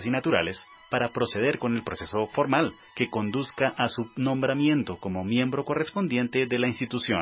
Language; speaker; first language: Spanish; native; Spanish